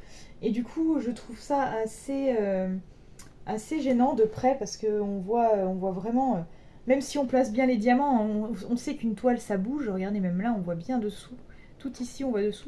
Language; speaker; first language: French; native; French